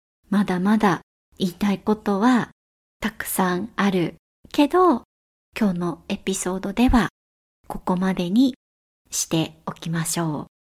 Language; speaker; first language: Japanese; native; Japanese